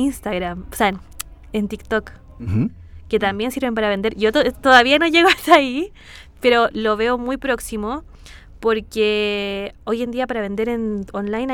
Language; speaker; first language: Spanish; native; Spanish